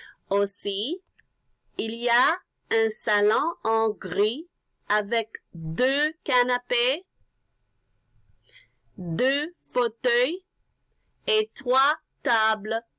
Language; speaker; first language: French; non-native, learner; English